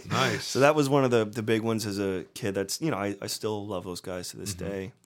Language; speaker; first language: English; native; English